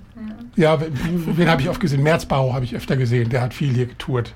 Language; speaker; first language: German; native; German